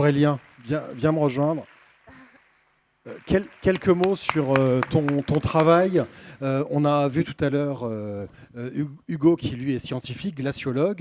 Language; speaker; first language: French; native; French